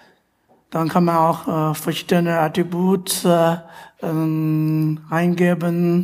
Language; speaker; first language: German; non-native, fluent; Chinese